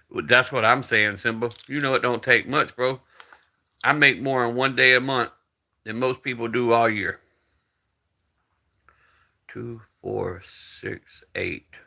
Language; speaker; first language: English; native; English